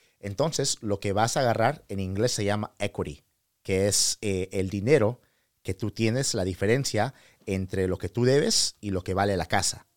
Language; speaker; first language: Spanish; early bilingual, heritage; Spanish